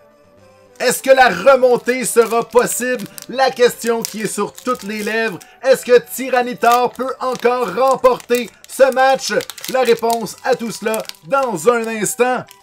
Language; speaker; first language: French; native; French